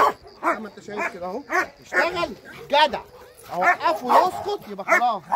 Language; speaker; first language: Arabic; native; Arabic